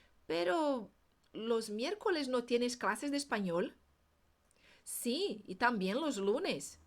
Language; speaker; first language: Spanish; non-native, fluent; Portuguese